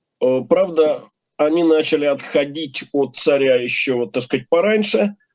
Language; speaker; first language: Russian; native; Russian